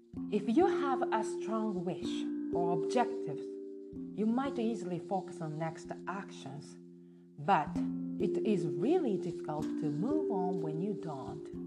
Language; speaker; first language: English; non-native, fluent; Japanese